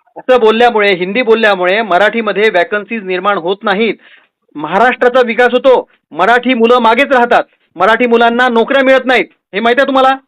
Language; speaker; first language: Marathi; native; Marathi